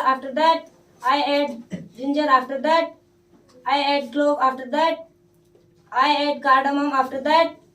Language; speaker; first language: English; non-native, learner; Hindi